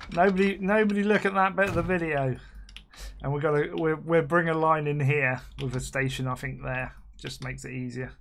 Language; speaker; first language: English; native; English